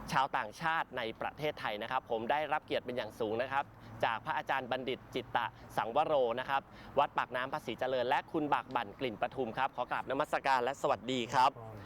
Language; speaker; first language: Thai; native; Thai